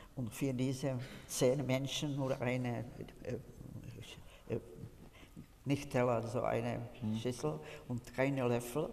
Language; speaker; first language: German; non-native, fluent; Czech